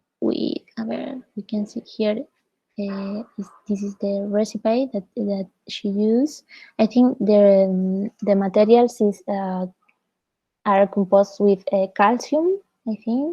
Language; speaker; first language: English; non-native, fluent; Spanish